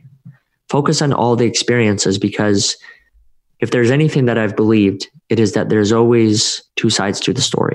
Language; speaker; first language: English; early bilingual, other home language; Russian